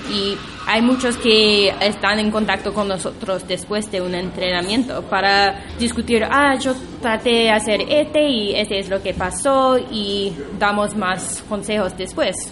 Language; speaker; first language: Spanish; non-native, fluent; English